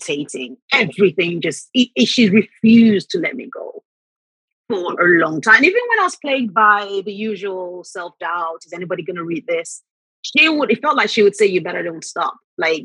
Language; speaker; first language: English; non-native, local second language; Yoruba